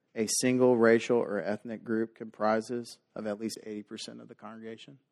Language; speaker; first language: English; native; English